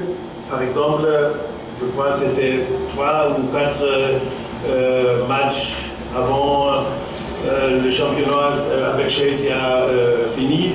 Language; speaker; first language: French; non-native, fluent; German